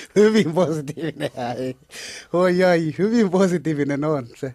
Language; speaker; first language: Finnish; non-native, learner; Kalenjin